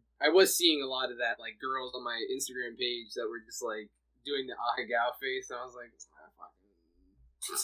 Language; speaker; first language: English; native; English